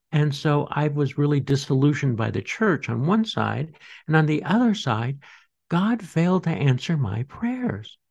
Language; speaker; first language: English; native; English